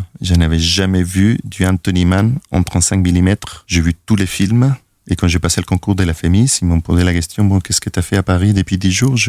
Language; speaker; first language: French; non-native, fluent; Spanish